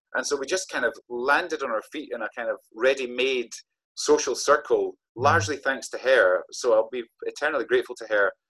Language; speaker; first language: English; native; English